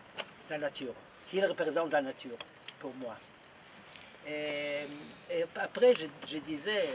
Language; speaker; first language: French; non-native, fluent; Hebrew